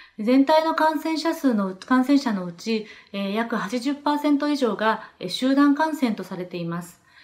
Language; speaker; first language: Japanese; native; Japanese